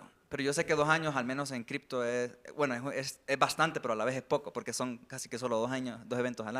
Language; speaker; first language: Spanish; native; Spanish